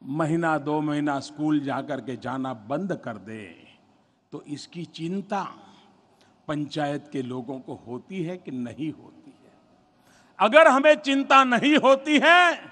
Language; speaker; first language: Hindi; non-native, local second language; Gujarati